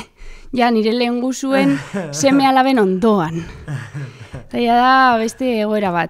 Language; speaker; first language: Basque; native; Basque